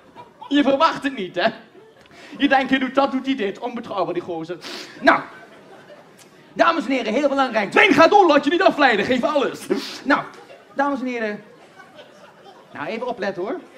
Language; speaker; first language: Dutch; native; Dutch